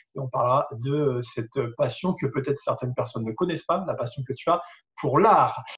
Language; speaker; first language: French; native; French